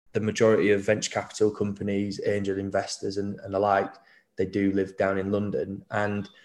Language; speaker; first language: English; native; English